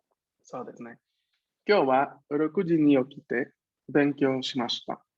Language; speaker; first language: Japanese; non-native, fluent; Spanish